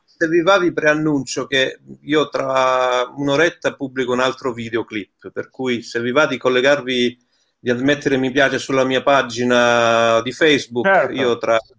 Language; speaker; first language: Italian; early bilingual, heritage; Italian